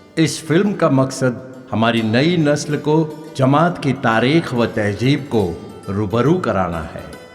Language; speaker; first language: Urdu; native; Urdu